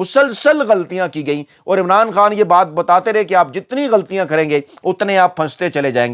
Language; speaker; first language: Urdu; native; Urdu